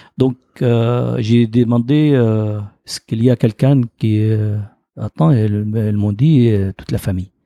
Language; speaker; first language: French; non-native, fluent; Arabic